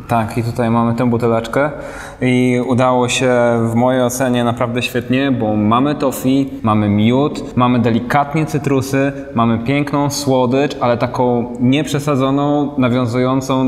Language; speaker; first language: Polish; native; Polish